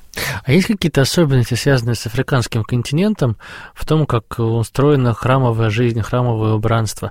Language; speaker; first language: Russian; native; Russian